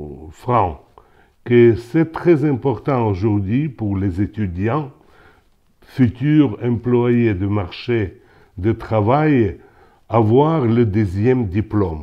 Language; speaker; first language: French; non-native, local second language; Ukrainian